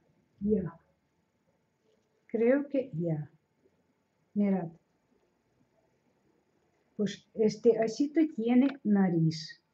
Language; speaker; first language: Spanish; non-native, learner; Russian